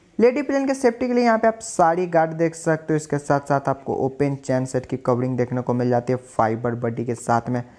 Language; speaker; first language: Hindi; native; Hindi